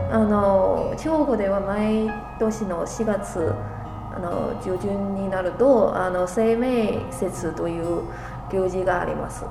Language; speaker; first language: Japanese; non-native, fluent; Chinese